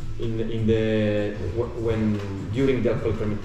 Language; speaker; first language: English; non-native, learner; Italian